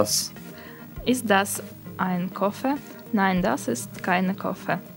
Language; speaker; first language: German; non-native, learner; Russian